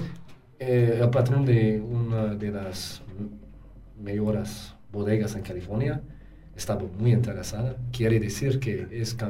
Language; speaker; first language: Spanish; non-native, learner; English